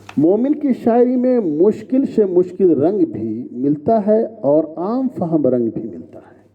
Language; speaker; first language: Urdu; native; Urdu